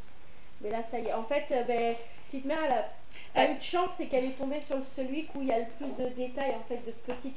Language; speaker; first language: French; native; French